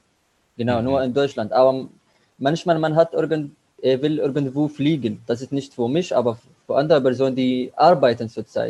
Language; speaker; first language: German; non-native, learner; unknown